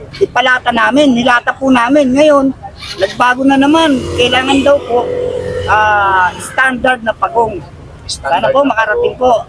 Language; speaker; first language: Filipino; native; Filipino